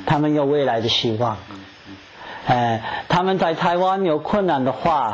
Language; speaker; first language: Chinese; non-native, fluent; English